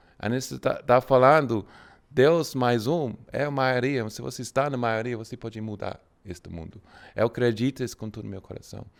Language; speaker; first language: Portuguese; non-native, fluent; English